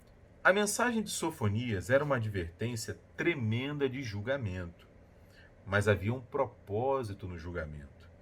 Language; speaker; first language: Portuguese; native; Portuguese